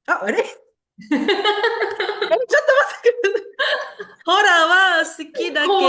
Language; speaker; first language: Japanese; non-native, fluent; Indonesian